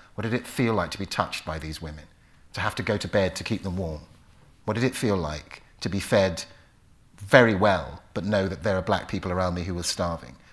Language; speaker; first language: English; native; English